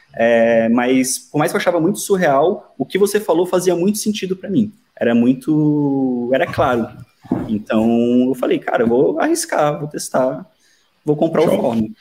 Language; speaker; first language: Portuguese; native; Portuguese